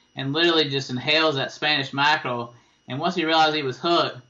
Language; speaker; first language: English; native; English